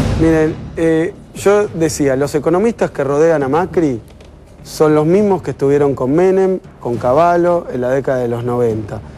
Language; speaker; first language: Spanish; native; Spanish